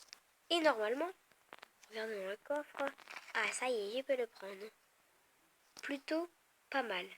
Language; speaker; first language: French; native; French